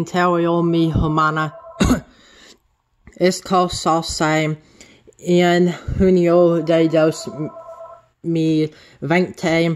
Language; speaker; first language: Spanish; non-native, learner; English